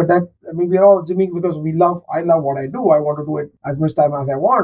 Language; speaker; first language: English; non-native, local second language; Marathi